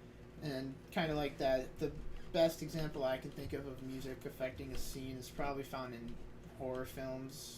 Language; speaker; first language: English; native; English